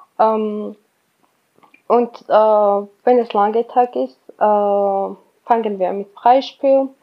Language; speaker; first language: German; non-native, learner; Georgian